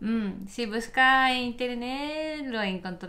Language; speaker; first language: Spanish; non-native, learner; Japanese